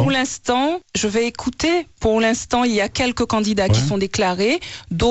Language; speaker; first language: French; native; French